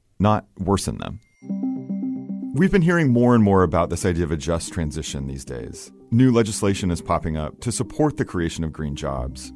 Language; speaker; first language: English; native; English